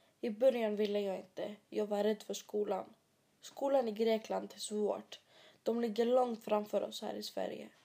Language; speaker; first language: Swedish; early bilingual, other home language; Greek